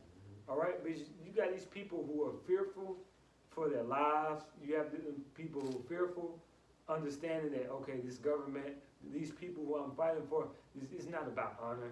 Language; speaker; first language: English; native; English